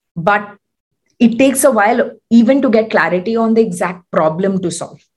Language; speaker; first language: English; non-native, local second language; Tamil